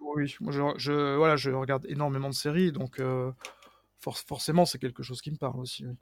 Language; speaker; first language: French; native; French